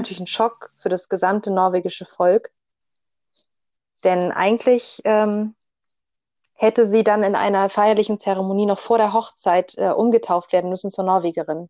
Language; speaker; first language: German; native; German